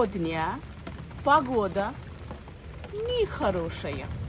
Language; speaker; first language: Russian; non-native, fluent; Bangla